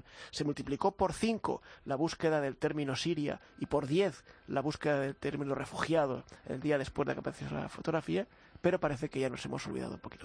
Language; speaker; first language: Spanish; native; Spanish